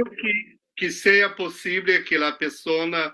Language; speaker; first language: Spanish; non-native, learner; Portuguese